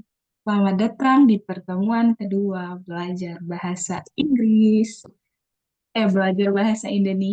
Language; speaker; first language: Indonesian; non-native, fluent; English